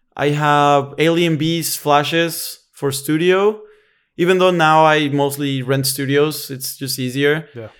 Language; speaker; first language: English; non-native, fluent; Spanish